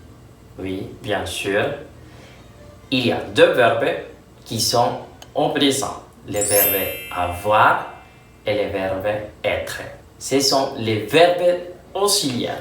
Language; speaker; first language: French; non-native, fluent; Spanish